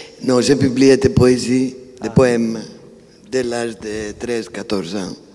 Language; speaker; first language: French; non-native, fluent; Greek